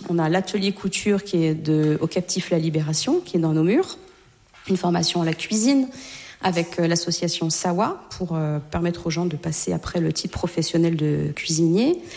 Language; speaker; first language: French; native; French